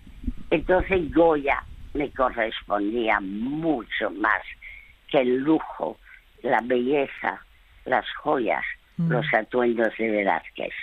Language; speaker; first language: Spanish; early bilingual, other home language; French